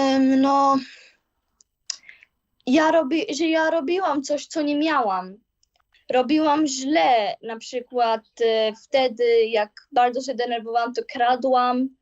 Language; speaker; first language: Polish; early bilingual, heritage; Polish